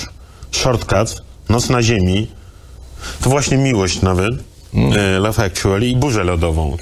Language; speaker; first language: Polish; native; Polish